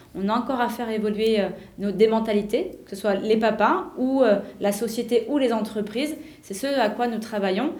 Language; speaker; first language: French; native; French